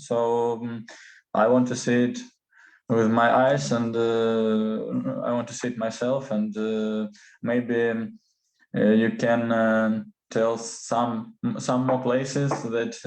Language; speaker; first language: English; non-native, learner; Russian